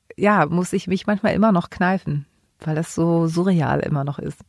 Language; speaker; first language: German; early bilingual, other home language; Greek